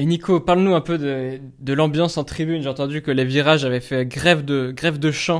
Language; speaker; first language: French; native; French